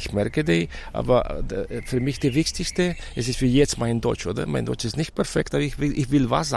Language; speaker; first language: German; non-native, fluent; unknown